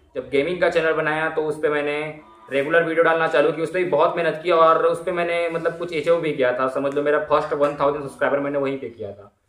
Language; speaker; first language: Hindi; native; Hindi